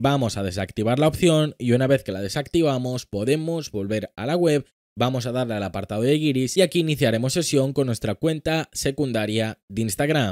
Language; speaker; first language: Spanish; native; Spanish